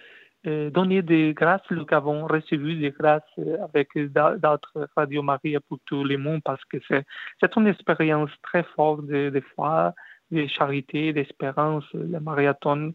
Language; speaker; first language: French; non-native, learner; Portuguese